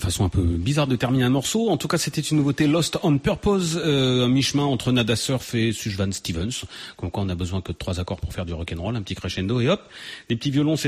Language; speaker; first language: French; native; French